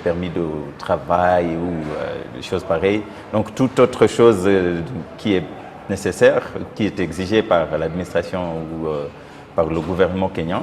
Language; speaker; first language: French; non-native, fluent; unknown